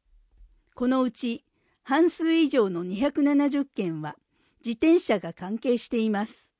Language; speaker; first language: Japanese; native; Japanese